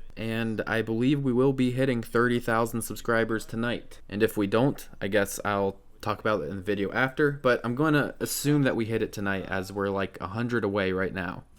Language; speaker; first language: English; native; English